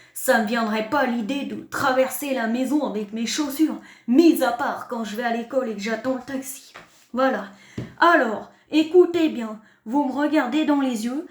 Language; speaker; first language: French; native; French